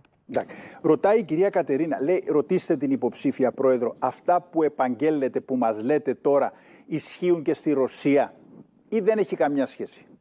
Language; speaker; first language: Greek; native; Greek